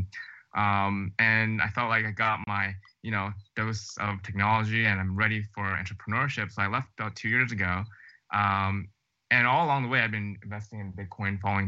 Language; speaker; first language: English; native; English